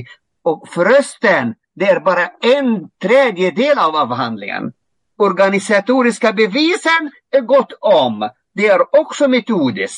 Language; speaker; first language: Swedish; non-native, fluent; Arabic